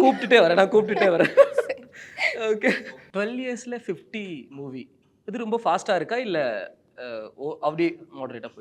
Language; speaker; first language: Tamil; native; Tamil